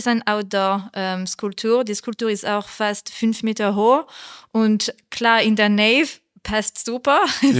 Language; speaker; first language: German; non-native, learner; French